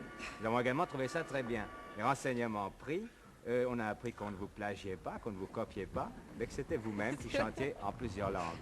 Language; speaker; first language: French; native; French